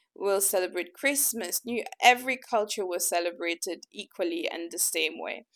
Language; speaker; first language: English; early bilingual, other home language; French